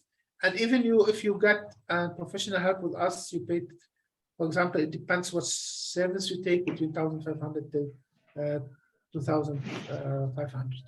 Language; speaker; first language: English; non-native, fluent; Arabic